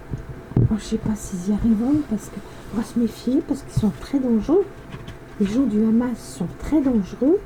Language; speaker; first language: French; native; French